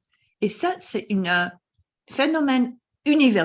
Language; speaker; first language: French; non-native, fluent; English